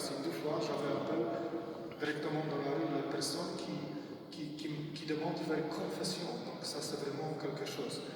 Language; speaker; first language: French; non-native, learner; Polish